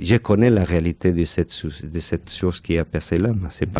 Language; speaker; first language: French; non-native, fluent; Catalan